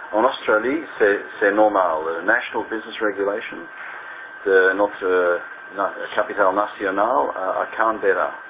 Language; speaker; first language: French; non-native, learner; English